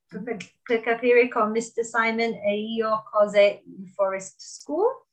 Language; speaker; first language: Italian; non-native, learner; English